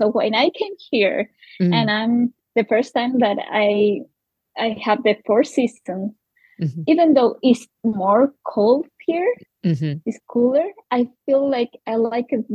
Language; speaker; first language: English; non-native, learner; Spanish